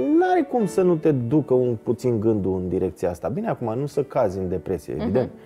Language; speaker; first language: Romanian; native; Romanian